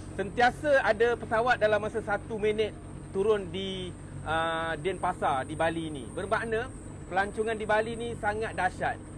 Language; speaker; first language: Malay; native; Malay